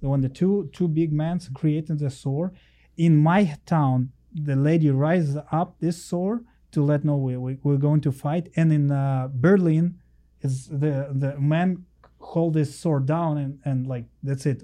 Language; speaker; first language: English; non-native, learner; Russian